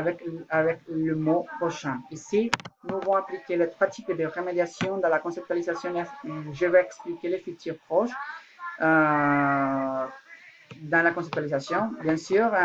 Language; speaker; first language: French; non-native, learner; Spanish